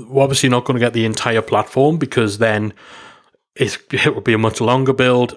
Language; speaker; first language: English; native; English